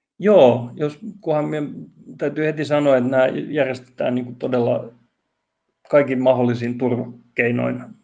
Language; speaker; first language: Finnish; non-native, local second language; Swedish